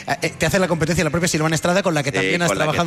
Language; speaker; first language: Spanish; native; Spanish